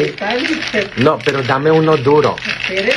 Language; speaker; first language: Spanish; non-native, fluent; Polish